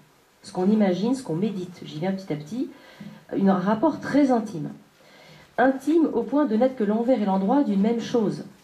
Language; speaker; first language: French; native; French